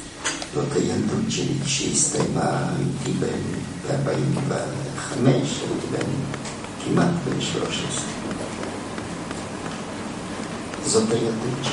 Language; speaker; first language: Hebrew; non-native, fluent; German